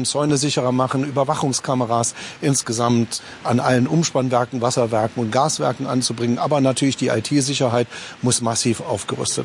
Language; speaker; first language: German; native; German